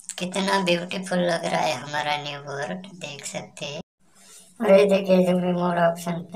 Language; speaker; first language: Hindi; non-native, local second language; Marathi